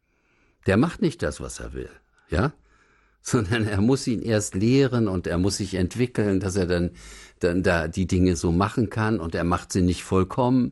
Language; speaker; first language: German; native; German